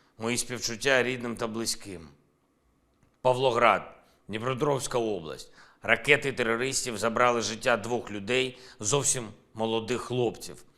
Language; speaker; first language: Ukrainian; non-native, local second language; Russian